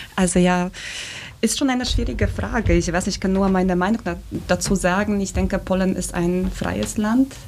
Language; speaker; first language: German; non-native, fluent; Polish